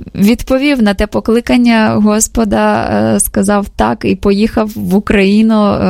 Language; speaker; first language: Ukrainian; native; Ukrainian